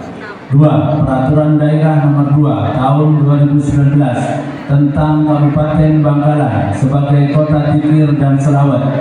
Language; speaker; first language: Indonesian; native; Indonesian